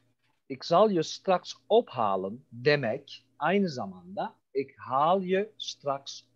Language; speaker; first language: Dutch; non-native, fluent; Turkish